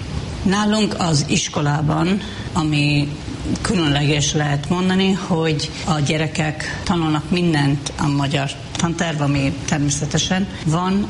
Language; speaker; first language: Hungarian; non-native, fluent; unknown